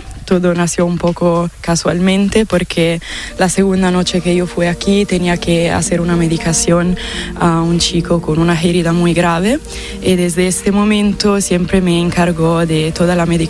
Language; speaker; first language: Spanish; non-native, fluent; Italian